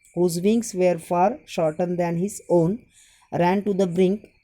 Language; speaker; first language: English; non-native, local second language; Marathi